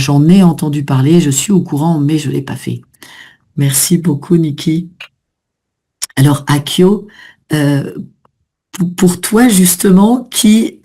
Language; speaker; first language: French; native; French